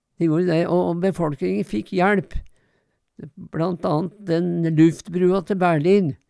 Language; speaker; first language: Norwegian; native; Norwegian